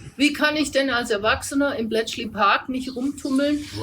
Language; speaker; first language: German; native; German